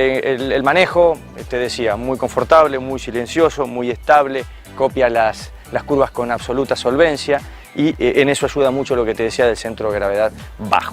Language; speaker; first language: Spanish; native; Spanish